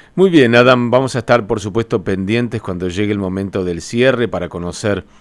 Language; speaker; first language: Spanish; native; Spanish